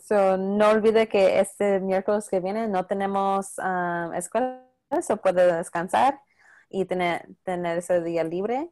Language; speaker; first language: Spanish; non-native, local second language; English